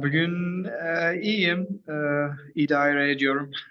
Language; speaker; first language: Turkish; non-native, learner; English